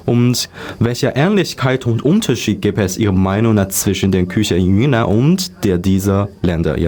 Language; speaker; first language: German; non-native, learner; Chinese